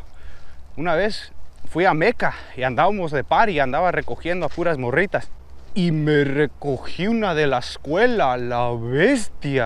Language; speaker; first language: Spanish; early bilingual, heritage; Spanish